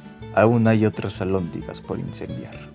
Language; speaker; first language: Spanish; native; Spanish